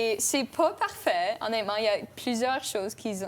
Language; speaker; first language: French; non-native, local second language; English